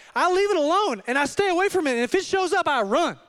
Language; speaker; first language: English; native; English